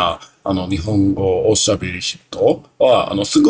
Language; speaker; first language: Japanese; non-native, learner; English